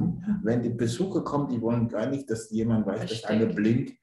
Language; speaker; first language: German; non-native, learner; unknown